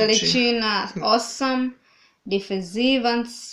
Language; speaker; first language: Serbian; non-native, learner; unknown